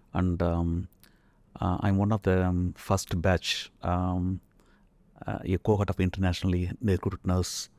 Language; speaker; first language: English; non-native, local second language; Tamil